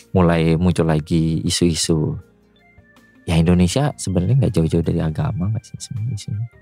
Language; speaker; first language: Indonesian; native; Indonesian